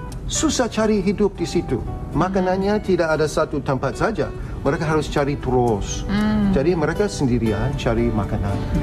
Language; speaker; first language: Indonesian; non-native, fluent; English